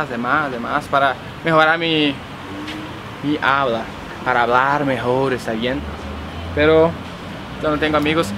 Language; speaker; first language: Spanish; non-native, learner; Portuguese